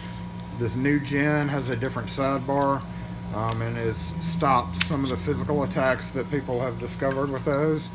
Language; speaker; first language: English; native; English